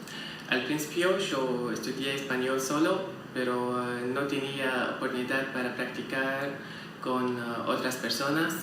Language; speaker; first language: Spanish; non-native, learner; Arabic